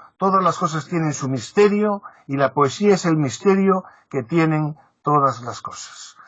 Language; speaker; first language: Spanish; non-native, local second language; Galician